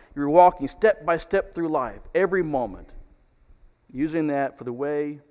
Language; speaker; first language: English; native; English